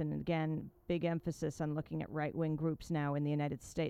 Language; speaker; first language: English; native; English